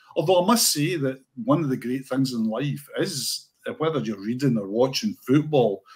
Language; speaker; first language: English; native; English